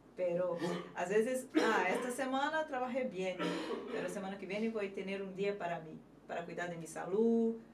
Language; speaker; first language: Spanish; non-native, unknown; Portuguese